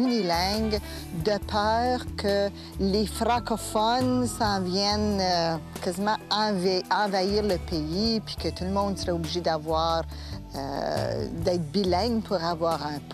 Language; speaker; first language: French; native; French